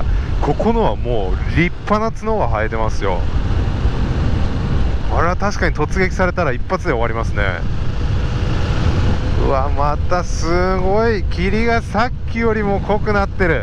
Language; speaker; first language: Japanese; native; Japanese